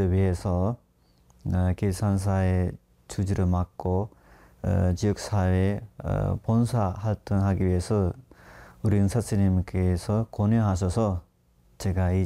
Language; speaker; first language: Korean; non-native, fluent; Sinhala